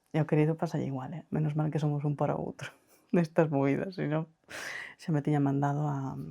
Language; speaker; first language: Galician; non-native, local second language; Spanish